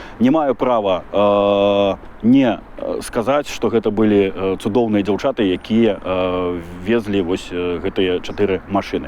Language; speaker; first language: Belarusian; non-native, local second language; Russian